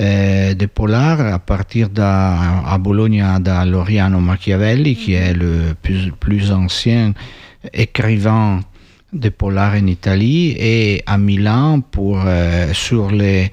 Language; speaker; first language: French; non-native, fluent; Italian